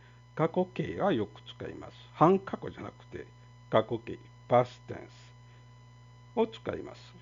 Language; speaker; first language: Japanese; non-native, fluent; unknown